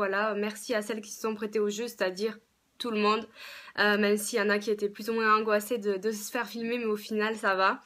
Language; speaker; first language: French; native; French